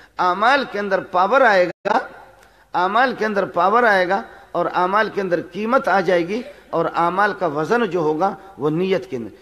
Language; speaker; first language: Urdu; non-native, local second language; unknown